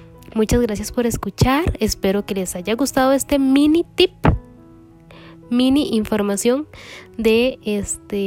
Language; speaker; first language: Spanish; native; Spanish